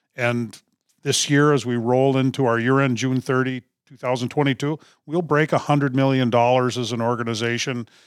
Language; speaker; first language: English; native; English